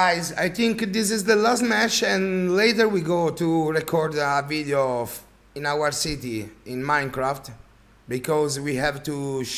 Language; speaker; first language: English; non-native, learner; Italian